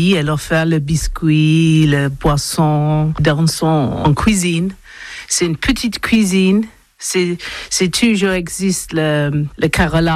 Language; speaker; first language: French; non-native, learner; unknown